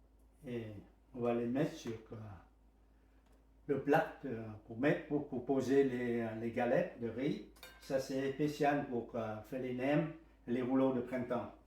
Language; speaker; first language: French; non-native, learner; Vietnamese